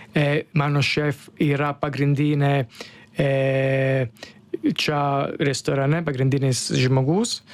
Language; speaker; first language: Lithuanian; non-native, learner; Italian